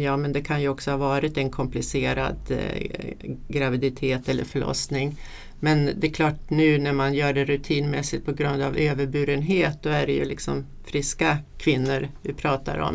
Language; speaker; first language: Swedish; native; Swedish